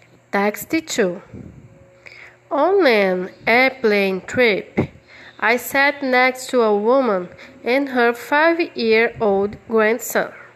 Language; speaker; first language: English; non-native, fluent; Portuguese